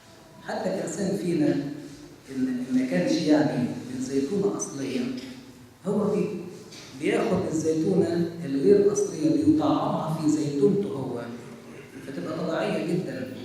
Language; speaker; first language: Arabic; native; Arabic